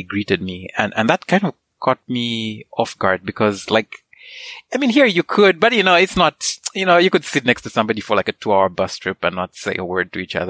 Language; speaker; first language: English; non-native, local second language; Nyanja